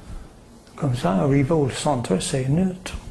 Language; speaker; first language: French; non-native, learner; English